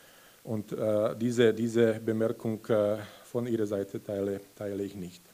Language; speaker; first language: German; non-native, fluent; Slovak